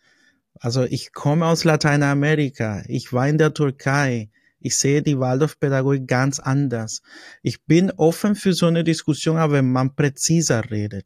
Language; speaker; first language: German; non-native, fluent; Spanish